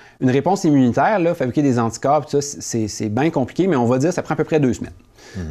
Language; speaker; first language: French; native; French